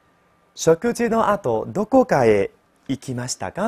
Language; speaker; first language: Japanese; non-native, fluent; Chinese